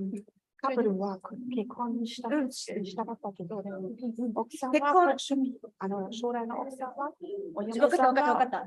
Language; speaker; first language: Japanese; non-native, learner; German